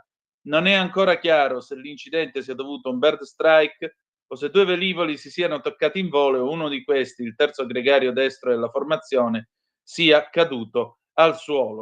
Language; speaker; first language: Italian; native; Italian